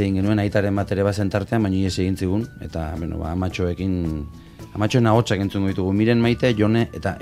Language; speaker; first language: Basque; native; Basque